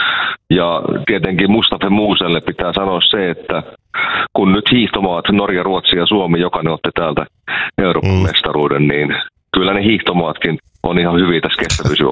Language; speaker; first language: Finnish; native; Finnish